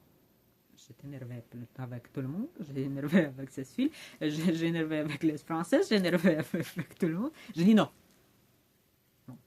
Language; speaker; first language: French; non-native, learner; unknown